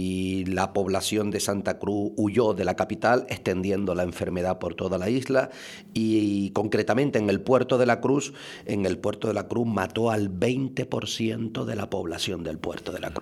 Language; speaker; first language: Spanish; native; Spanish